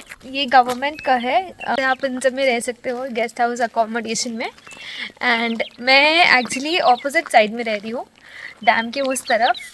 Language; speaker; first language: Hindi; native; Hindi